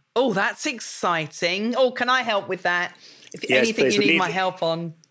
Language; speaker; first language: English; native; English